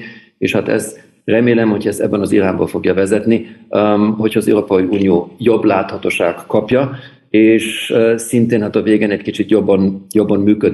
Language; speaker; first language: Hungarian; early bilingual, heritage; German